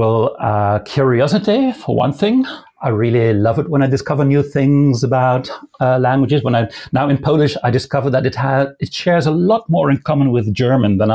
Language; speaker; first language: English; non-native, fluent; Limburgish